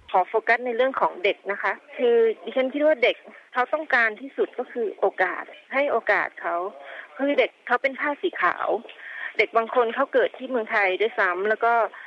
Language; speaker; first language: Thai; native; Thai